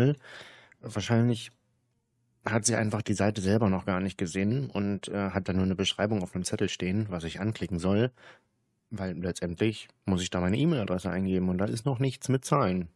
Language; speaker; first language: German; native; German